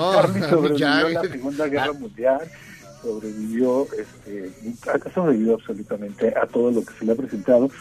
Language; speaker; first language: Spanish; native; Spanish